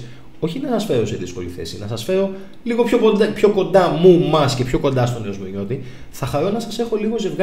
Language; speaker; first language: Greek; native; Greek